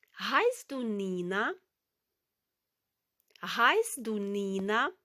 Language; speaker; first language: German; non-native, fluent; Ukrainian